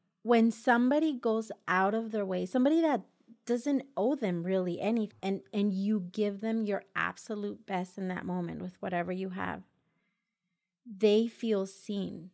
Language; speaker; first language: English; early bilingual, other home language; Spanish